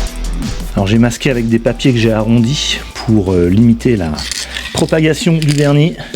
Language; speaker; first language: French; native; French